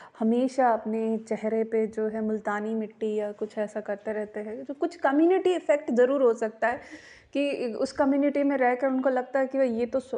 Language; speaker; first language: Hindi; non-native, local second language; Marathi